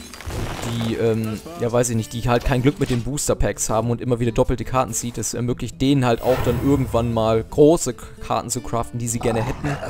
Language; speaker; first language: German; native; German